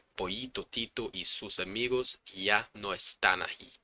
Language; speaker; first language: Spanish; non-native, learner; English